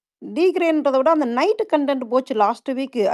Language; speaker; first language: Tamil; native; Tamil